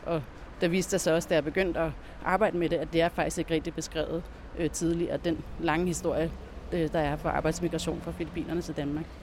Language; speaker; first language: Danish; native; Danish